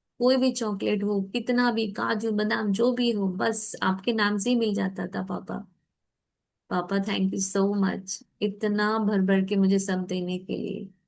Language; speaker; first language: Hindi; native; Hindi